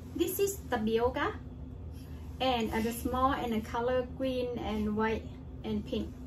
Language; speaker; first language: English; non-native, learner; Lao